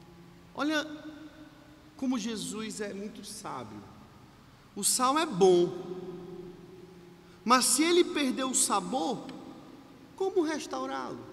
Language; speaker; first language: Portuguese; native; Portuguese